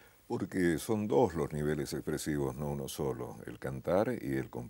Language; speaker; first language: Spanish; native; Spanish